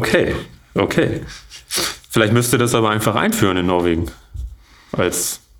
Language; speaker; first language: German; native; German